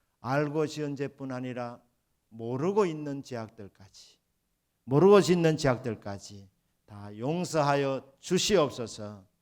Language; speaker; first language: Korean; native; Korean